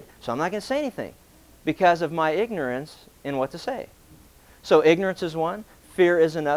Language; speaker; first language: English; native; English